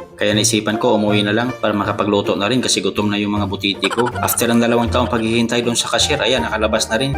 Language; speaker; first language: Filipino; non-native, local second language; Cebuano